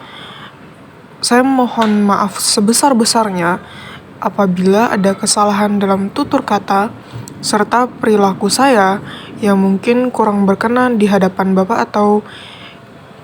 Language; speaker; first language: Indonesian; native; Indonesian